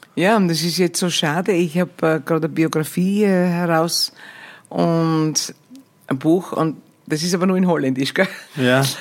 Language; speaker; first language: German; native; German